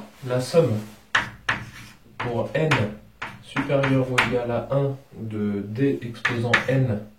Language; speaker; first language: French; native; French